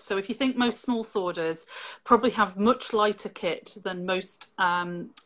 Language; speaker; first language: English; native; English